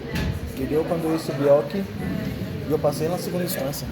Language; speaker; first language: Spanish; non-native, learner; Portuguese